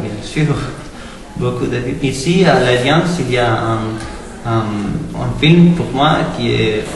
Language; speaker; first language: French; non-native, learner; Spanish